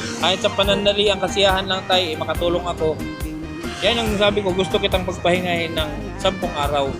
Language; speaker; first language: Filipino; non-native, local second language; Cebuano